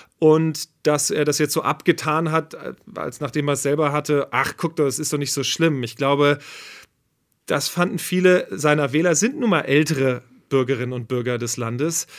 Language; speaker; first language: German; native; German